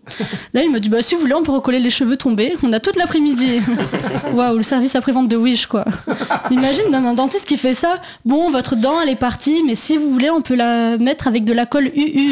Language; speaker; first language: French; native; French